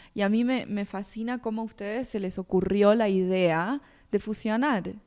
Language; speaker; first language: Spanish; native; Spanish